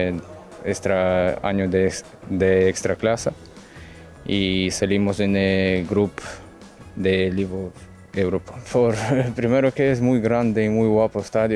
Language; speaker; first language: Spanish; non-native, learner; Ukrainian